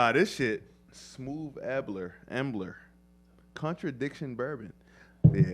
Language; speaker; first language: English; native; English